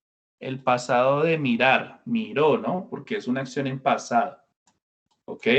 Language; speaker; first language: Spanish; non-native, fluent; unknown